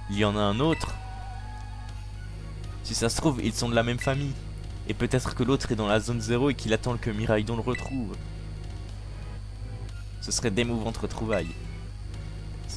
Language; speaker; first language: French; native; French